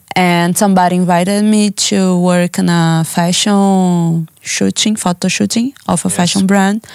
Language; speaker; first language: English; non-native, learner; Portuguese